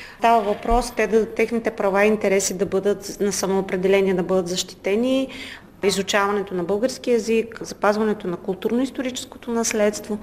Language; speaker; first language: Bulgarian; native; Bulgarian